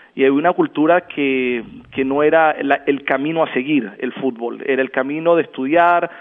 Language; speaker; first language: Spanish; native; Spanish